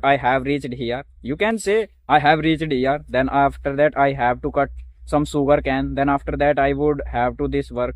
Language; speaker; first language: English; non-native, learner; Hindi